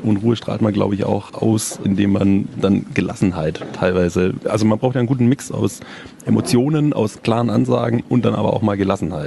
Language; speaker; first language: German; native; German